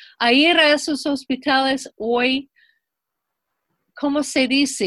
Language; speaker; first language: Spanish; non-native, fluent; English